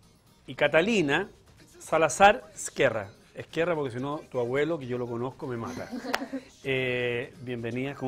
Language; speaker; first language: Spanish; native; Spanish